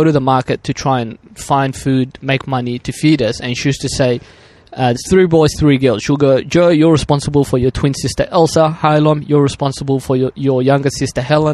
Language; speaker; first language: English; early bilingual, other home language; Arabic